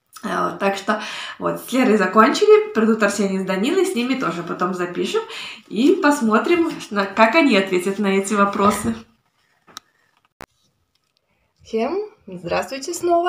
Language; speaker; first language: Russian; native; Russian